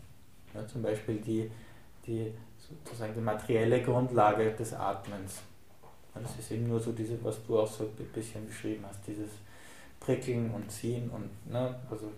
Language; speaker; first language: German; native; German